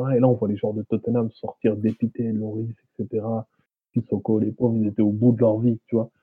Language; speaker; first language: French; native; French